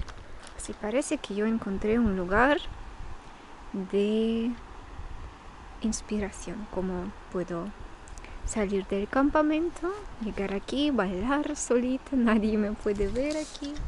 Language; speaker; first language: Spanish; non-native, fluent; Russian